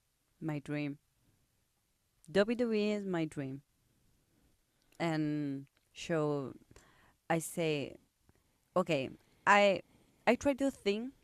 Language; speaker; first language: English; non-native, learner; Spanish